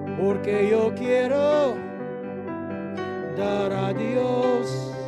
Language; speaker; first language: Spanish; non-native, fluent; English